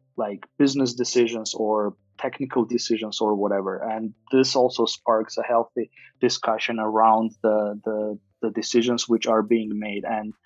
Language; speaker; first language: English; non-native, fluent; Armenian